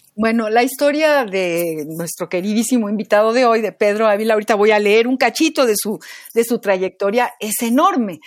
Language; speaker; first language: Spanish; native; Spanish